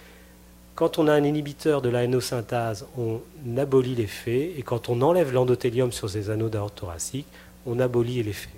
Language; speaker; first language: French; native; French